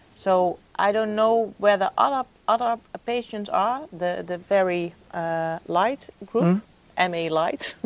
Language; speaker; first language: English; non-native, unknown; Dutch